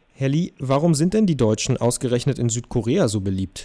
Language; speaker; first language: German; native; German